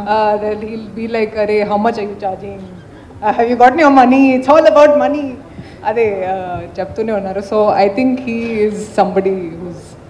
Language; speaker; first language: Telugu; non-native, local second language; Hindi